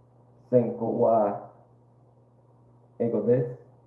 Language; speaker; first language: Japanese; non-native, learner; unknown